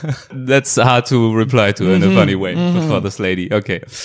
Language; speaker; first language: English; non-native, fluent; German